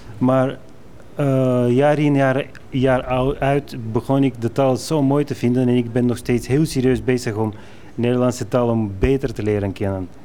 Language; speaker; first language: Dutch; non-native, fluent; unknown